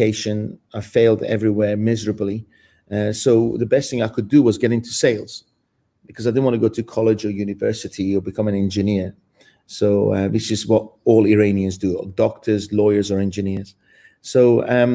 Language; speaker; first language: English; non-native, fluent; Persian